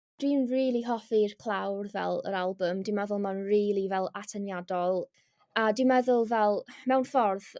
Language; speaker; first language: Welsh; non-native, local second language; English